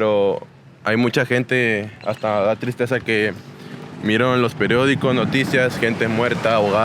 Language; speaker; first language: Spanish; native; Spanish